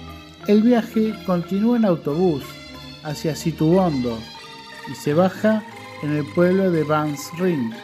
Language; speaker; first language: Spanish; non-native, fluent; Indonesian